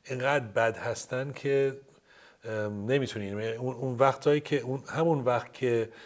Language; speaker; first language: Persian; early bilingual, heritage; Persian